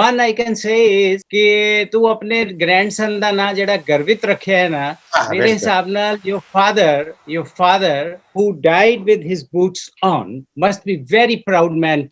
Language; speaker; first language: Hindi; non-native, local second language; Punjabi